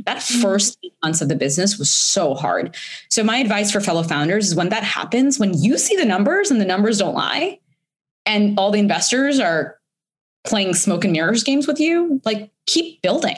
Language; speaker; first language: English; early bilingual, other home language; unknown